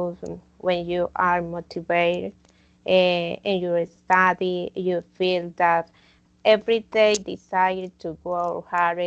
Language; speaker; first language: English; non-native, learner; Spanish